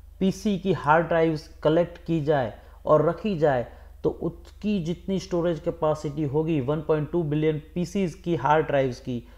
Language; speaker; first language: Hindi; non-native, local second language; Gujarati